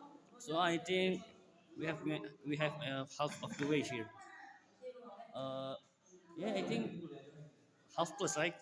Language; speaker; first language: English; non-native, learner; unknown